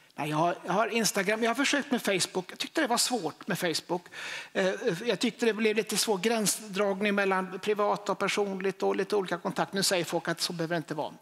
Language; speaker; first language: Swedish; native; Swedish